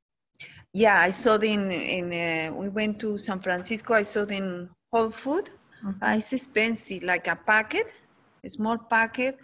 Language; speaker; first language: English; non-native, learner; Spanish